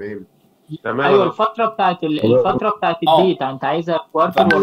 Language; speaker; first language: Arabic; native; Arabic